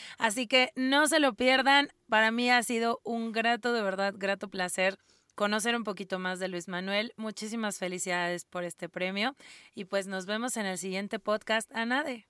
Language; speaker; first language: Spanish; native; Spanish